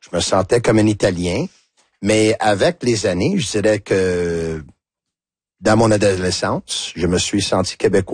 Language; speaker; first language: French; non-native, local second language; Italian